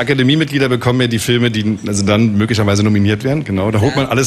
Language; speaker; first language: German; native; German